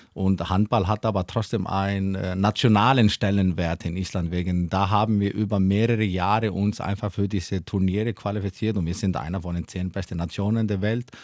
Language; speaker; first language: German; non-native, fluent; Icelandic